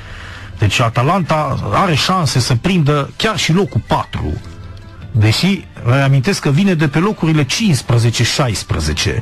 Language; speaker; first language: Romanian; native; Romanian